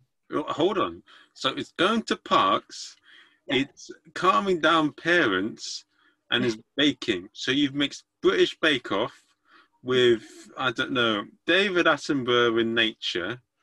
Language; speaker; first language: English; native; English